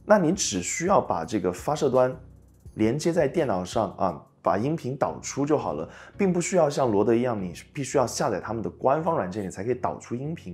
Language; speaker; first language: Chinese; native; Chinese